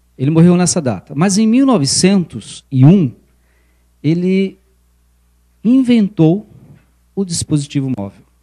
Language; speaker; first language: Portuguese; early bilingual, other home language; Spanish